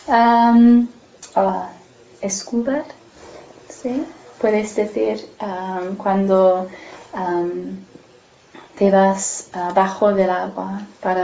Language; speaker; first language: Spanish; non-native, fluent; English